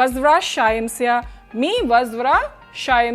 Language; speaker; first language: Russian; non-native, fluent; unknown